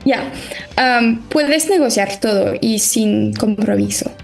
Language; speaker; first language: Spanish; non-native, fluent; French